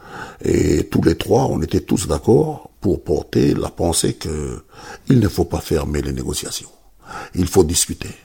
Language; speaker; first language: French; native; French